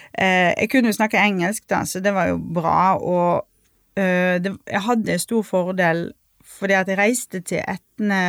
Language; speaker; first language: Norwegian; non-native, fluent; Russian